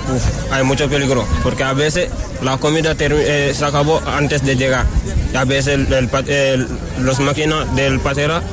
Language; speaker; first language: Spanish; non-native, learner; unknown